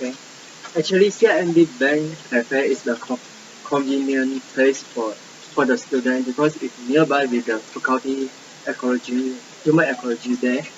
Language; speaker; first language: English; non-native, local second language; Malay